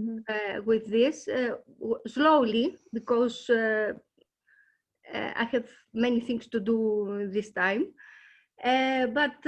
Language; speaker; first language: English; non-native, learner; Greek